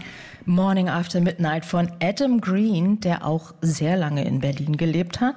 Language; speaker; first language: German; native; German